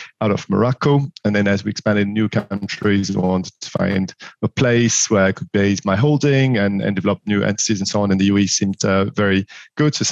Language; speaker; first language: English; non-native, fluent; French